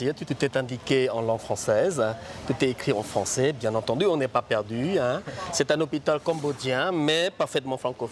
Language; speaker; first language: French; non-native, local second language; Khmer